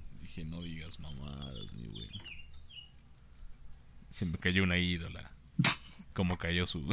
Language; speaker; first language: Spanish; native; Spanish